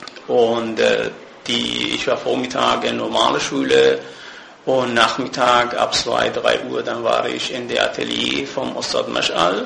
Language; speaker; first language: German; non-native, fluent; Persian